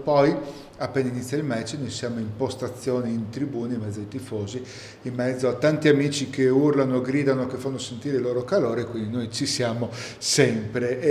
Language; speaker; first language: Italian; native; Italian